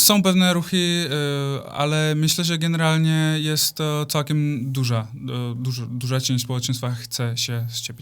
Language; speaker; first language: Polish; non-native, fluent; Czech